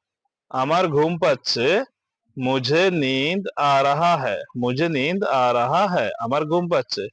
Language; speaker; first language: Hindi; non-native, learner; Bangla